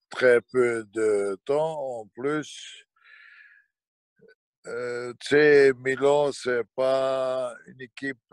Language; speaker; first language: French; non-native, local second language; Dutch